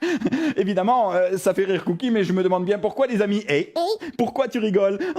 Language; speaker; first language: French; native; French